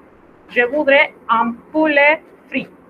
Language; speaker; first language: French; non-native, fluent; Spanish